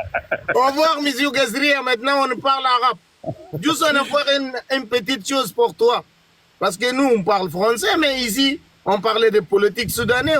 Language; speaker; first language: French; non-native, learner; Arabic